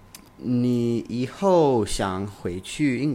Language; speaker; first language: Chinese; non-native, learner; English